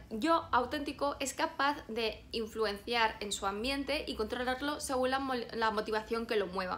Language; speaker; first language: Spanish; native; Spanish